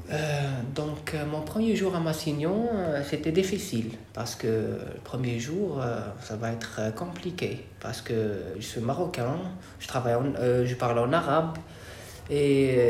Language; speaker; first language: French; non-native, local second language; Arabic